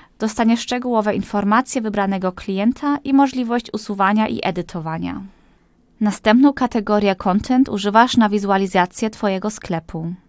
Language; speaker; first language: Polish; early bilingual, heritage; Polish